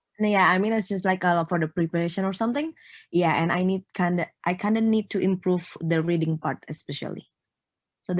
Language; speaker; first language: English; non-native, fluent; Indonesian